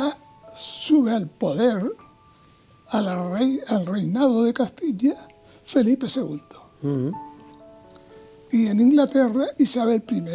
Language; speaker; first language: Spanish; native; Spanish